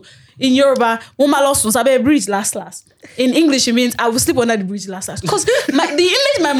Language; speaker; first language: English; non-native, local second language; Yoruba